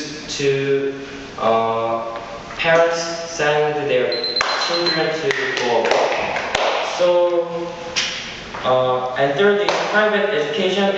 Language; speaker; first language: English; non-native, fluent; Korean